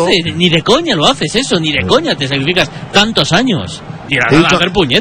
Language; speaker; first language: Spanish; native; Spanish